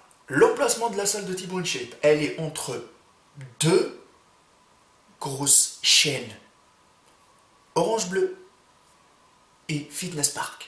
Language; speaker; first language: French; native; French